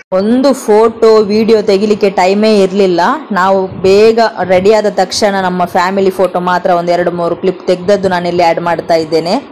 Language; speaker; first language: Kannada; non-native, local second language; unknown